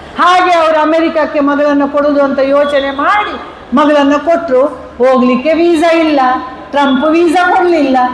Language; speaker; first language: Kannada; non-native, local second language; Konkani